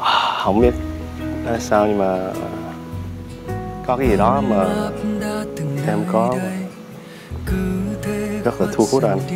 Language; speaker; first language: Vietnamese; early bilingual, heritage; Vietnamese